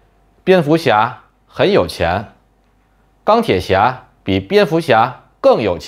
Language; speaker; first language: Chinese; non-native, fluent; Indonesian